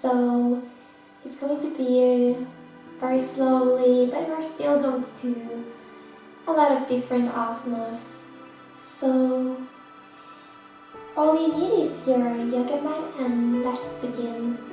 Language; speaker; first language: English; non-native, fluent; Norwegian